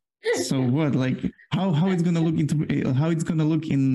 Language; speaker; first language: English; non-native, fluent; Polish